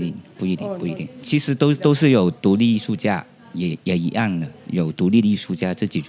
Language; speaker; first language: Chinese; non-native, local second language; Cantonese